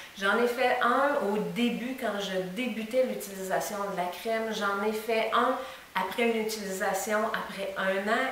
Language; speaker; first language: French; native; French